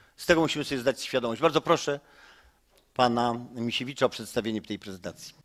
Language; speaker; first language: Polish; native; Polish